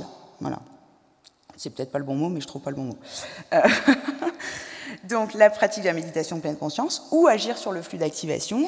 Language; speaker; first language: French; native; French